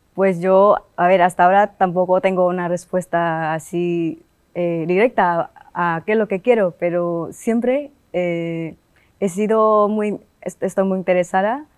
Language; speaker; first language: Spanish; non-native, fluent; Vietnamese